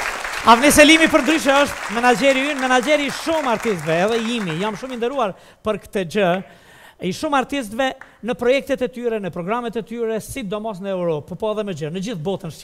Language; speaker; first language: Albanian; native; Albanian